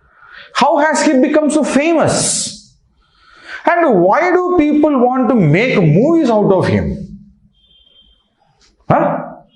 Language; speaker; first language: English; non-native, local second language; Telugu